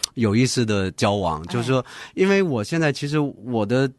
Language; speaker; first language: Chinese; non-native, local second language; Hakka Chinese